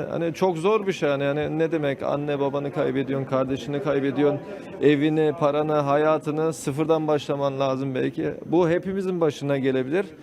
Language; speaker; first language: Turkish; early bilingual, heritage; Turkish